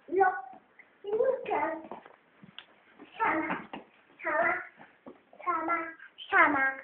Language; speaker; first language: Hebrew; early bilingual, other home language; Russian